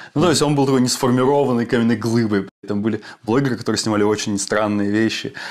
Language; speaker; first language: Russian; native; Russian